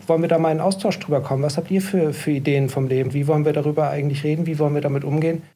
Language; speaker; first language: German; native; German